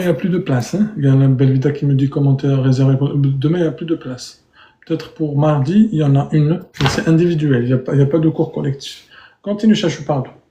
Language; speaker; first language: French; native; French